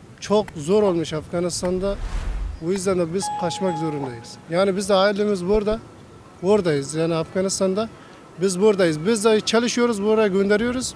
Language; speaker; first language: Turkish; non-native, learner; Persian